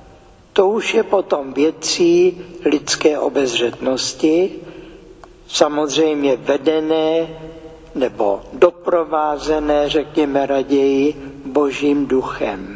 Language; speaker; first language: Czech; native; Czech